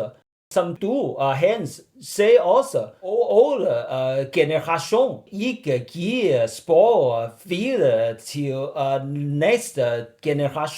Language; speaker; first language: Danish; non-native, learner; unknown